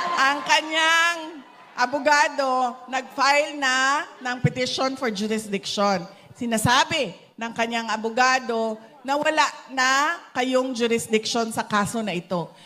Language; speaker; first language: Filipino; non-native, local second language; Cebuano